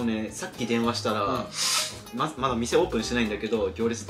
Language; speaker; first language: Japanese; native; Japanese